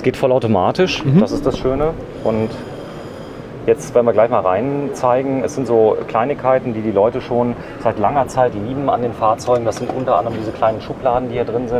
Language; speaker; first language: German; native; German